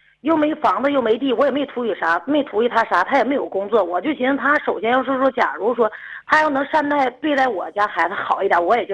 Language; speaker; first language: Chinese; native; Chinese